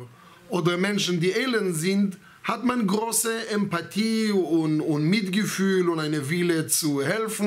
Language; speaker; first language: German; non-native, fluent; Hebrew